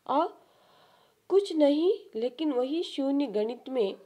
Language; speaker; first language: Hindi; non-native, local second language; Kannada